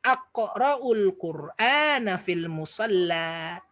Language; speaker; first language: Arabic; non-native, fluent; Indonesian